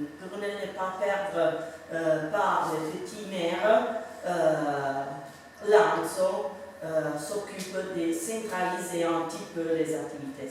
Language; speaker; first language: French; non-native, fluent; Italian